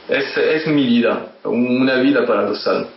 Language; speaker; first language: Spanish; non-native, fluent; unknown